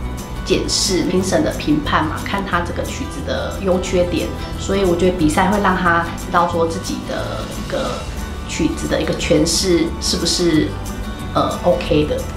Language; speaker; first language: Chinese; native; Chinese